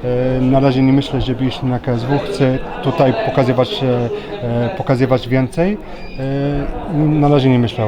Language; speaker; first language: Polish; non-native, learner; French